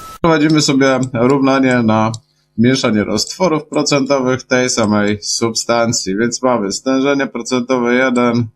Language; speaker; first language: Polish; native; Polish